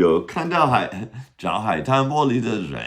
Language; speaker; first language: Chinese; non-native, fluent; English